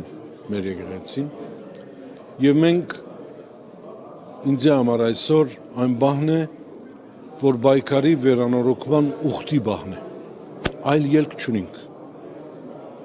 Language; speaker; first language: Armenian; early bilingual, heritage; Armenian